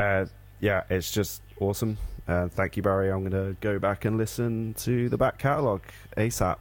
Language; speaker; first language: English; native; English